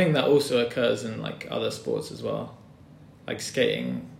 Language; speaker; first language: English; native; English